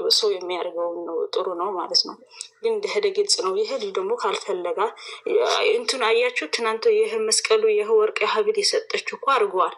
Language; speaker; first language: Amharic; early bilingual, heritage; Amharic